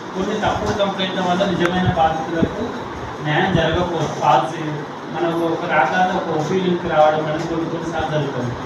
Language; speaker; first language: Telugu; native; Telugu